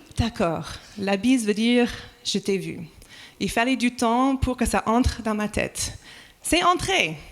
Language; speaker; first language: French; non-native, fluent; English